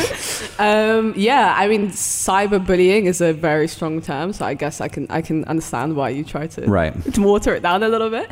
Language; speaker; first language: English; early bilingual, other home language; Arabic